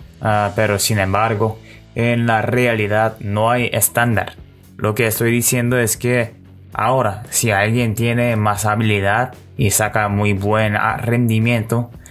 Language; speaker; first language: Spanish; non-native, learner; Korean